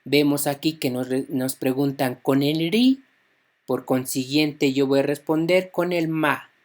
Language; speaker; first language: Spanish; non-native, local second language; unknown